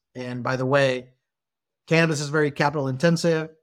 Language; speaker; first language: English; non-native, fluent; Spanish